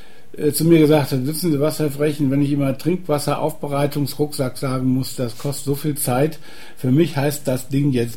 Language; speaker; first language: German; native; German